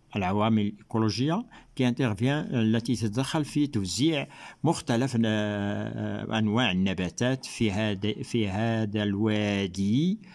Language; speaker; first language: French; non-native, local second language; Arabic